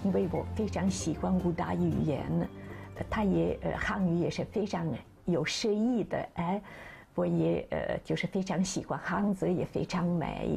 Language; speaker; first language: Chinese; non-native, fluent; Italian